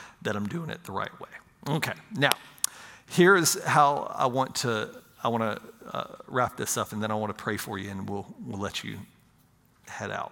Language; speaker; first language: English; native; English